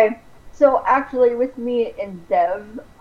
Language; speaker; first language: English; native; English